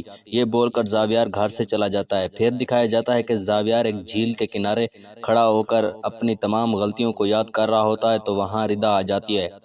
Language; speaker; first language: Urdu; native; Urdu